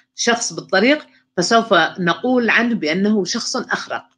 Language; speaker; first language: Arabic; native; Arabic